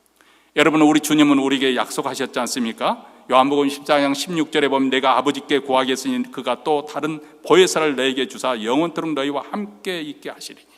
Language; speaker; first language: Korean; native; Korean